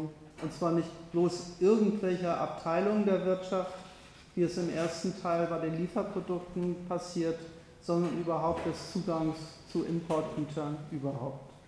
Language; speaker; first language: German; native; German